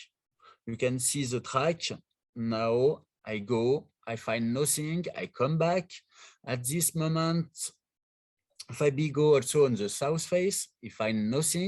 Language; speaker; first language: English; non-native, learner; French